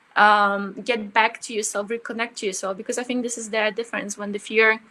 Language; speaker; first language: English; early bilingual, other home language; Ukrainian